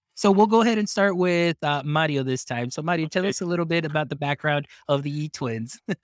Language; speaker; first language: English; early bilingual, other home language; Spanish